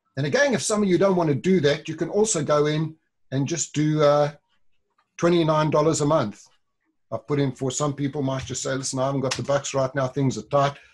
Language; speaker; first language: English; native; English